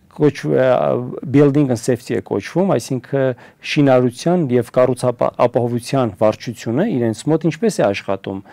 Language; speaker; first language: Armenian; early bilingual, heritage; Armenian